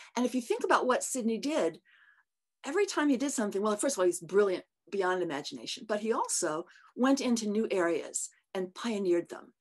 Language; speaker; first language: English; native; English